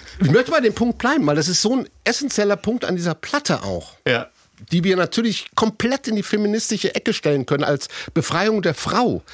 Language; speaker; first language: German; native; German